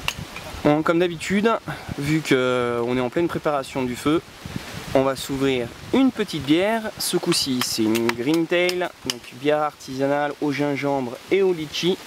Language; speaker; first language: French; native; French